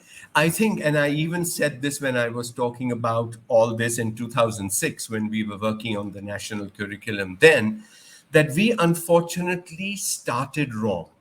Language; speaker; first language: English; non-native, local second language; Urdu